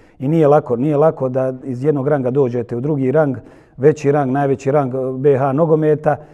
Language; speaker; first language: Croatian; native; Croatian